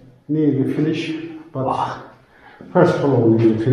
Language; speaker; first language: English; non-native, learner; Turkish